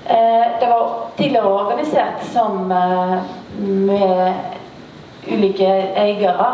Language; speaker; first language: Norwegian; native; Norwegian